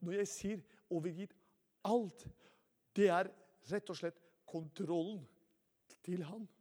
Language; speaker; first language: Norwegian; non-native, fluent; Spanish